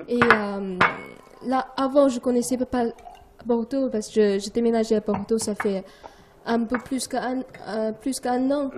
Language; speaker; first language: French; non-native, learner; Chinese